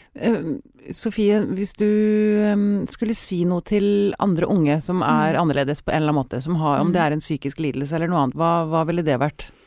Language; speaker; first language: Norwegian; native; Norwegian